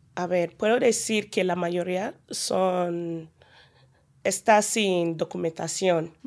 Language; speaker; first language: Spanish; non-native, learner; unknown